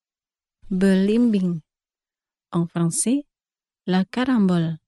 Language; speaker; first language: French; non-native, fluent; Indonesian